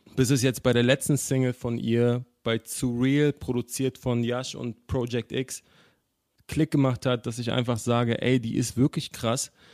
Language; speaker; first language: German; native; German